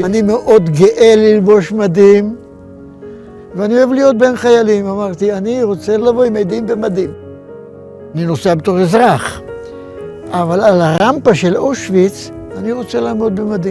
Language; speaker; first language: Hebrew; non-native, fluent; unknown